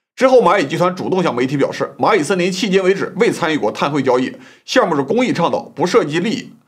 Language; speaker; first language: Chinese; native; Chinese